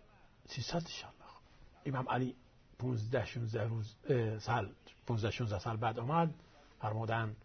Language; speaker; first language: Persian; non-native, fluent; Arabic